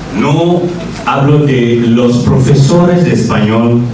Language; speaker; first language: Spanish; non-native, fluent; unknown